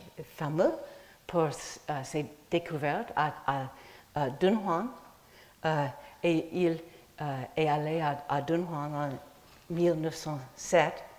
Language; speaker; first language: French; non-native, fluent; English